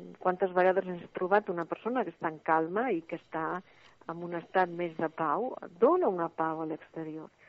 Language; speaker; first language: Catalan; non-native, local second language; Spanish